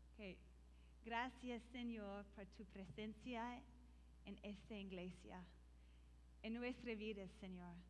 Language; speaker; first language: Spanish; non-native, learner; English